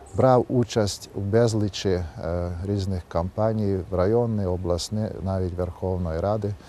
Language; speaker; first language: Ukrainian; non-native, local second language; Hungarian